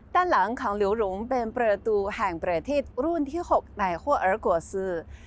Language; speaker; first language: Thai; non-native, fluent; Chinese